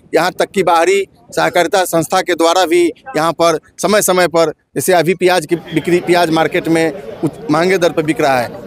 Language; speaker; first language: Hindi; native; Hindi